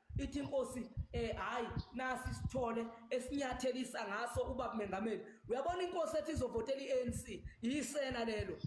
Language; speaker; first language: Zulu; native; Zulu